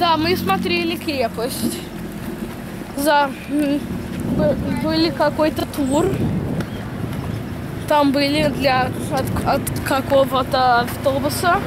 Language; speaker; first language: Russian; early bilingual, heritage; Russian